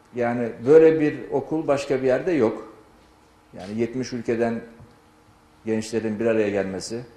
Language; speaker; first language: Turkish; non-native, fluent; Amharic